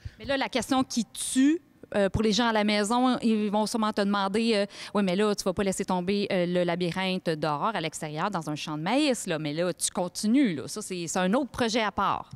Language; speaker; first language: French; native; French